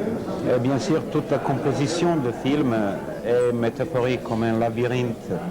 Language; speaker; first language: French; non-native, fluent; Serbian